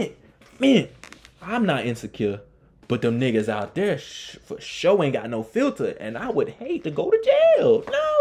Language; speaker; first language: English; native; English